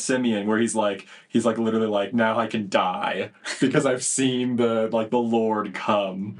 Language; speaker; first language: English; native; English